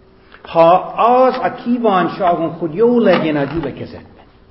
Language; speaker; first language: Hungarian; non-native, fluent; English